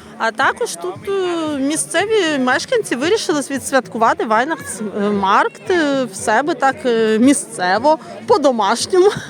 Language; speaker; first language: Ukrainian; native; Ukrainian